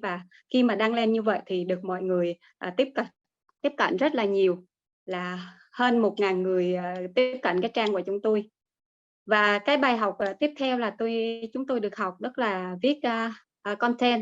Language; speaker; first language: Vietnamese; native; Vietnamese